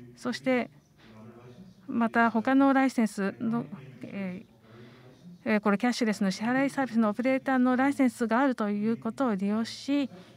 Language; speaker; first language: Japanese; non-native, fluent; Estonian